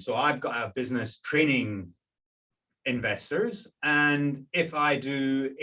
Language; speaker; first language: English; native; English